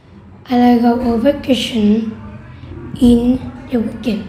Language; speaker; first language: English; non-native, learner; Vietnamese